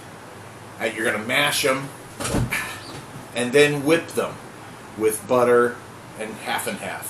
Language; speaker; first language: English; native; English